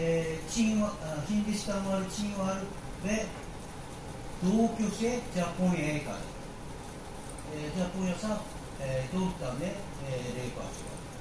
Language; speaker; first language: Turkish; non-native, learner; Japanese